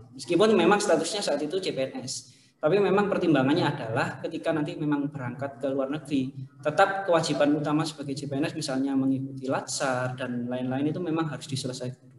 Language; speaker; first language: Indonesian; native; Indonesian